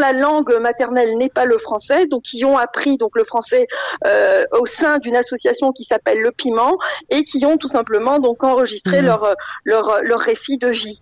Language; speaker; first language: French; non-native, local second language; Arabic